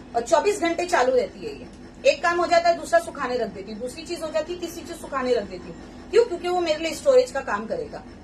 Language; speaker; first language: Hindi; native; Hindi